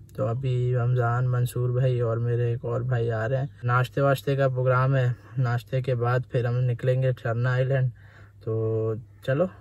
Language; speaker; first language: Urdu; native; Urdu